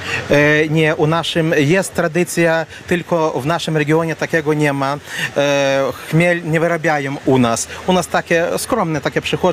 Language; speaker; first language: Polish; non-native, learner; Ukrainian